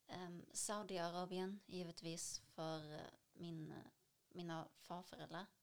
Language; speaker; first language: Swedish; early bilingual, other home language; Arabic